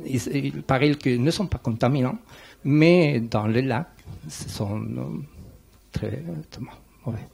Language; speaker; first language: French; non-native, learner; Spanish